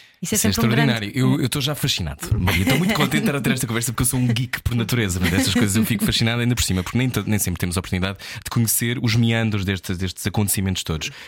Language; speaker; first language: Portuguese; native; Portuguese